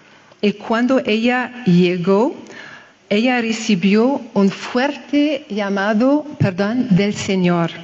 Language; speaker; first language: Spanish; non-native, fluent; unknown